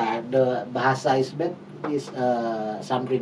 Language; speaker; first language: English; non-native, learner; Indonesian